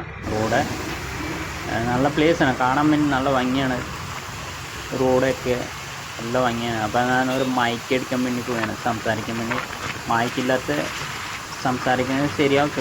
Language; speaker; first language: Malayalam; non-native, learner; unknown